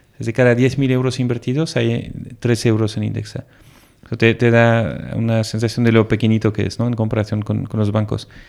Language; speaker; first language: Spanish; non-native, fluent; French